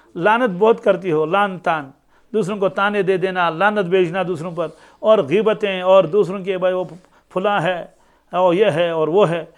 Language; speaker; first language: Urdu; non-native, local second language; Kashmiri